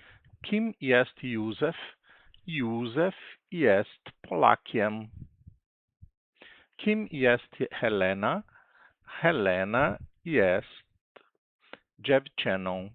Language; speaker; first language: Polish; non-native, fluent; Portuguese